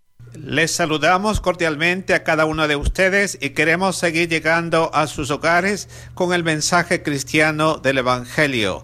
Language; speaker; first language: Spanish; native; Spanish